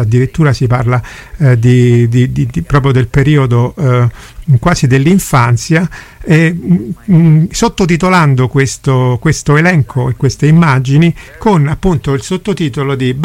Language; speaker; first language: Italian; native; Italian